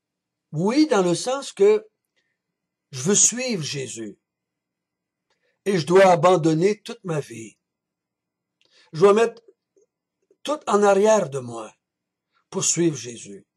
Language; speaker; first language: French; native; French